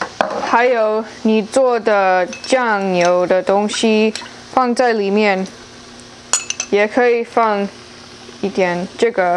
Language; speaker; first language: Chinese; non-native, learner; English